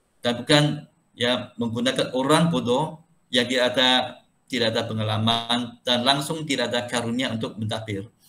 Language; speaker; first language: Malay; non-native, local second language; Chinese